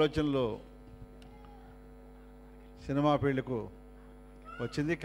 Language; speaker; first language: Telugu; native; Telugu